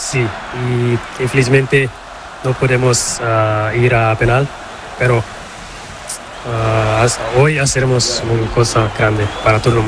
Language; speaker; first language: Spanish; non-native, learner; Portuguese